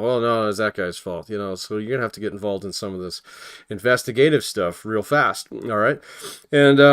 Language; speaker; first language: English; native; English